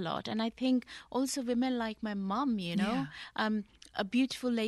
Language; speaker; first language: English; non-native, local second language; Punjabi